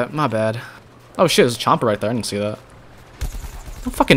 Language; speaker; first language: English; native; English